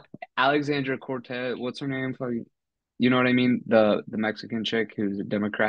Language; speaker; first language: English; native; English